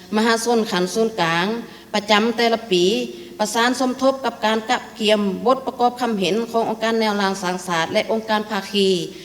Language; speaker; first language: Lao; native; Lao